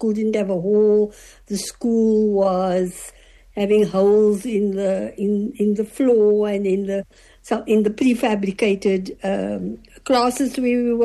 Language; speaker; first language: English; native; English